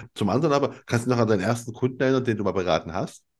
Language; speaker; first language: German; native; German